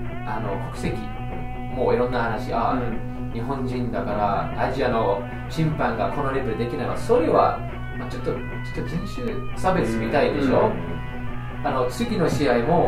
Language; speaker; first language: Japanese; non-native, fluent; English